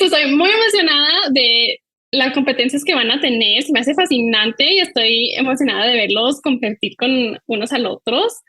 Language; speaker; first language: Spanish; early bilingual, heritage; Spanish